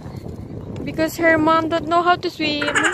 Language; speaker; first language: English; non-native, fluent; Filipino